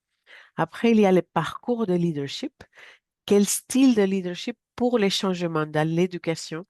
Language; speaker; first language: French; non-native, fluent; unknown